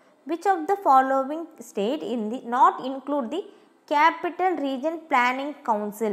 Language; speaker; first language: English; non-native, local second language; Tamil